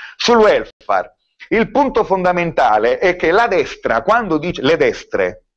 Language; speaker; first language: Italian; native; Italian